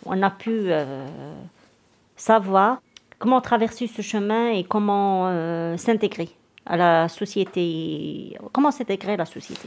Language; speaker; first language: French; non-native, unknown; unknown